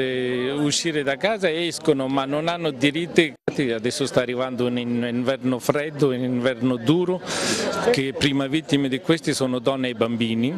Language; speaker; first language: Italian; non-native, fluent; Persian